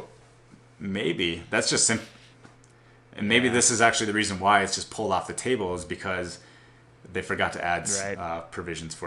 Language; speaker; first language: English; native; English